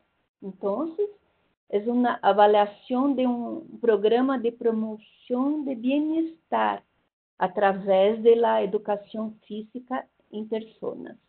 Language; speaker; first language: Spanish; non-native, fluent; Portuguese